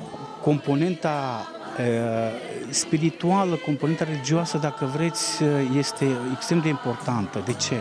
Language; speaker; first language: Romanian; non-native, local second language; Russian